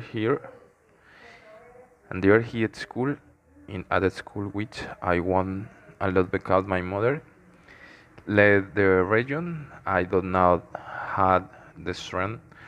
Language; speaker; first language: English; non-native, learner; Spanish